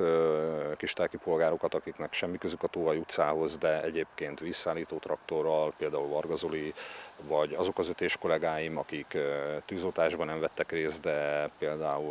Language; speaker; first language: Hungarian; native; Hungarian